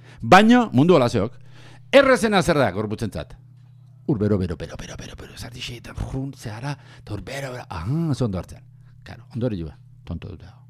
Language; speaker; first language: Basque; native; Basque